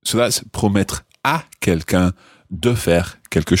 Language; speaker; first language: French; non-native, fluent; English